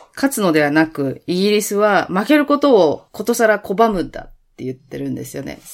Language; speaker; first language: Japanese; native; Japanese